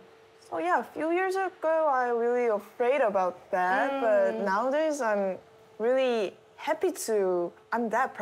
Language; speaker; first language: English; non-native, learner; Korean